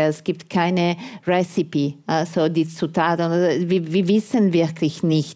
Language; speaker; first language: German; non-native, fluent; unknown